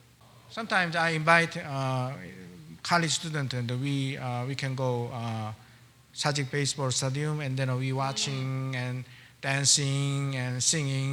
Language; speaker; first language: English; non-native, learner; Korean